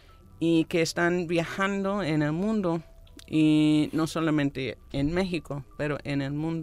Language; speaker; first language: Spanish; non-native, fluent; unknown